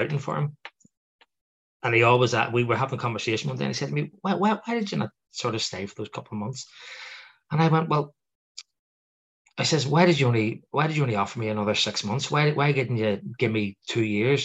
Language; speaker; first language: English; native; English